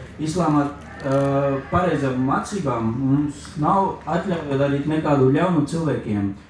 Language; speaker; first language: Latvian; non-native, learner; Urdu